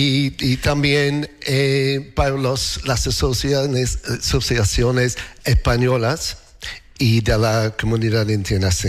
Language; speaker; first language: Spanish; non-native, learner; English